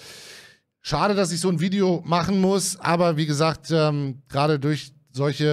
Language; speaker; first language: German; native; German